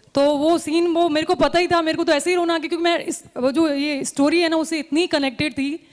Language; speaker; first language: Hindi; native; Hindi